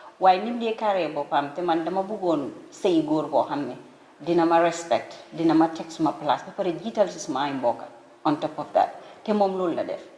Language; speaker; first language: Wolof; non-native, local second language; Fula